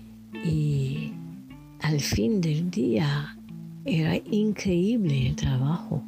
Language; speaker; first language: Spanish; non-native, learner; French